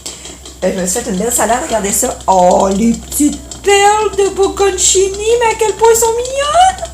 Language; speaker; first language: French; native; French